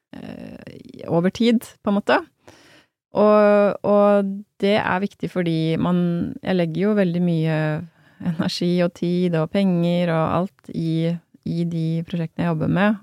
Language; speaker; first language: Norwegian; native; Norwegian